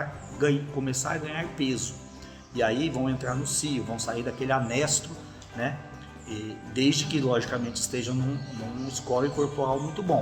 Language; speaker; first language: Portuguese; native; Portuguese